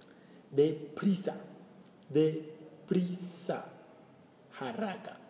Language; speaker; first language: Spanish; non-native, learner; Swahili